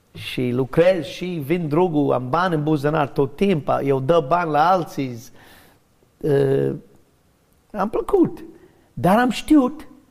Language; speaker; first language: Romanian; non-native, learner; English